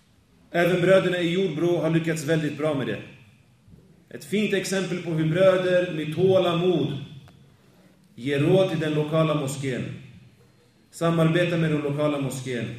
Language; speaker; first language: Swedish; native; Swedish